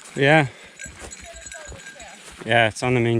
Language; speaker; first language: English; native; English